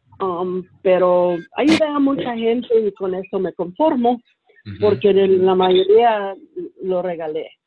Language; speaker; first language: Spanish; early bilingual, heritage; Spanish